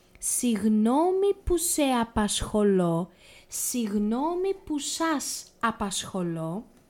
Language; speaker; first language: Greek; native; Greek